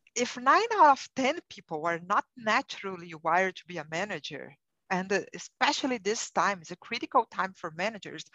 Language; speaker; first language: English; non-native, fluent; Portuguese